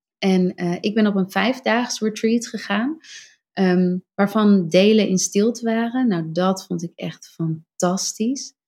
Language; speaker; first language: Dutch; native; Dutch